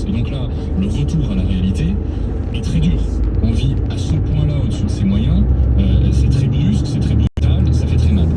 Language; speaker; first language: French; native; French